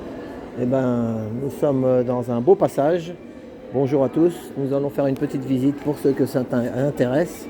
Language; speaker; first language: French; native; French